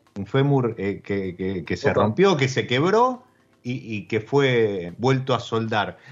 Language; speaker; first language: Spanish; native; Spanish